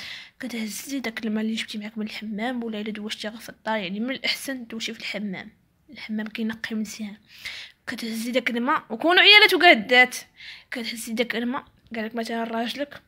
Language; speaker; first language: Arabic; native; Arabic